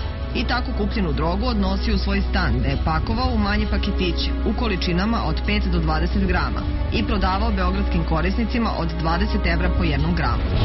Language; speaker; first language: Serbian; native; Serbian